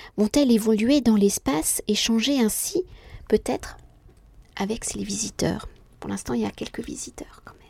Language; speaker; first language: French; native; French